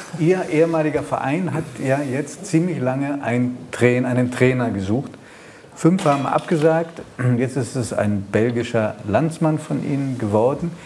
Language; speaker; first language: German; native; German